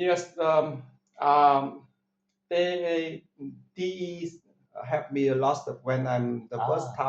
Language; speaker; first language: English; non-native, learner; Vietnamese